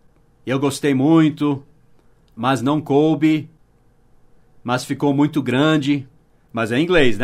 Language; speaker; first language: Portuguese; non-native, fluent; English